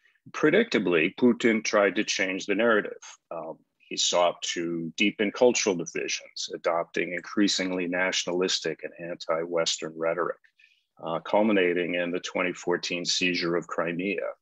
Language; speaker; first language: English; native; English